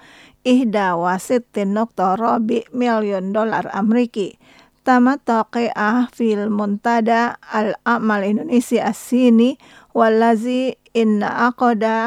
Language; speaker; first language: Arabic; non-native, learner; Indonesian